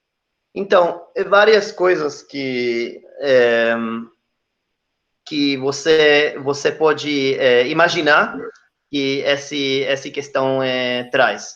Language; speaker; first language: Portuguese; non-native, fluent; Hebrew